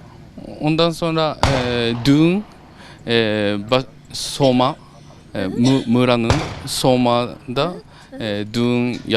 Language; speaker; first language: Turkish; non-native, learner; Japanese